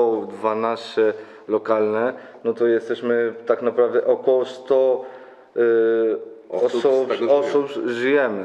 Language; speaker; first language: Polish; non-native, learner; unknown